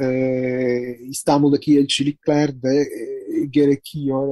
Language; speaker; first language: Turkish; non-native, fluent; Italian